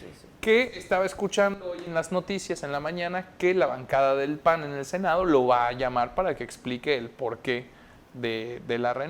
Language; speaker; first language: Spanish; native; Spanish